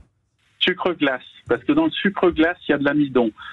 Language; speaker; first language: French; native; French